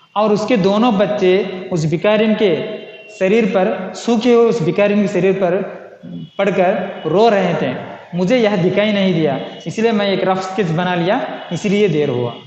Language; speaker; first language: Hindi; non-native, local second language; Telugu